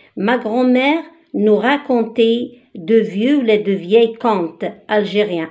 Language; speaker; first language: French; non-native, local second language; Arabic